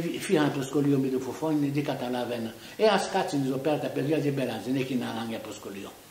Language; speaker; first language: Greek; early bilingual, heritage; Greek